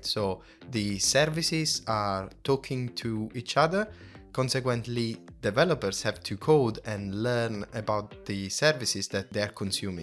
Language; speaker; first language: English; non-native, fluent; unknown